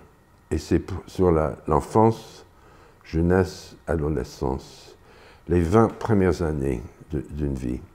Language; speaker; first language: French; non-native, fluent; English